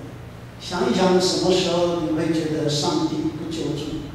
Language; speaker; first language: Chinese; native; Chinese